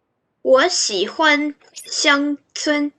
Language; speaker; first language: Chinese; non-native, learner; English